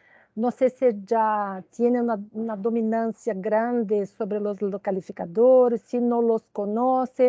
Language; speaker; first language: Spanish; non-native, fluent; Portuguese